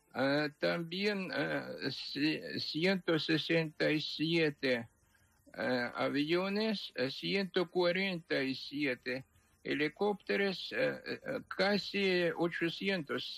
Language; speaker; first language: Spanish; non-native, fluent; Ukrainian